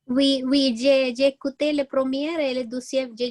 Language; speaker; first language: French; non-native, learner; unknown